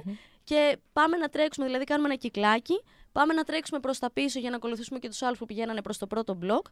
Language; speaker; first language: Greek; native; Greek